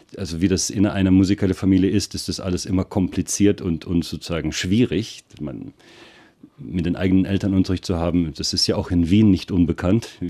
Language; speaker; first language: German; early bilingual, other home language; Russian